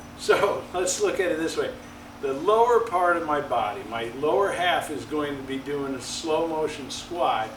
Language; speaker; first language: English; native; English